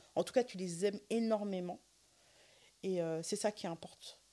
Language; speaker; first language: French; early bilingual, other home language; Fula